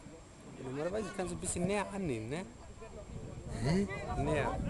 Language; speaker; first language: German; non-native, learner; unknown